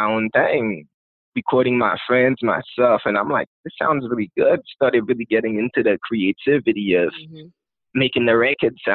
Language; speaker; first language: English; non-native, fluent; Haitian Creole